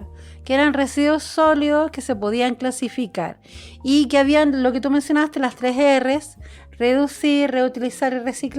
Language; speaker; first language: Spanish; native; Spanish